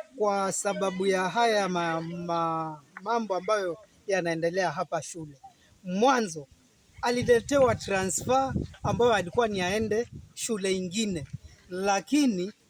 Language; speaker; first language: Swahili; native; Swahili